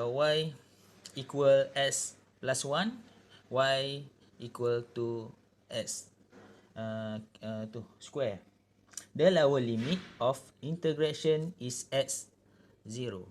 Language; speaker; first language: English; non-native, local second language; Malay